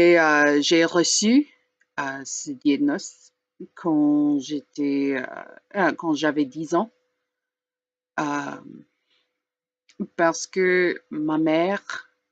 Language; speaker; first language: French; non-native, learner; English